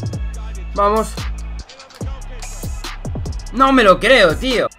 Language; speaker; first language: Spanish; native; Spanish